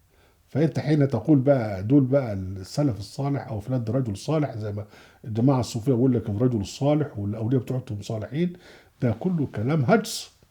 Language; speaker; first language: Arabic; native; Arabic